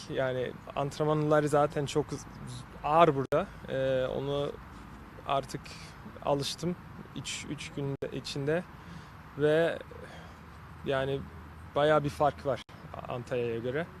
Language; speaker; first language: Turkish; early bilingual, heritage; Turkish